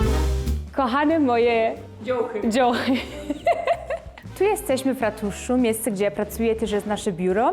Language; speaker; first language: Polish; early bilingual, heritage; Polish